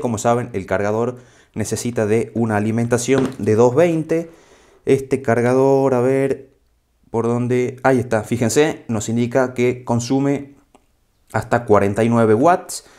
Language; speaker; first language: Spanish; native; Spanish